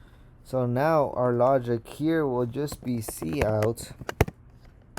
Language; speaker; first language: English; native; English